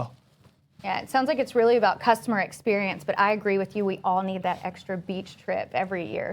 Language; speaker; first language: English; native; English